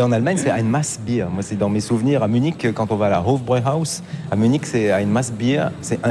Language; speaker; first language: French; native; French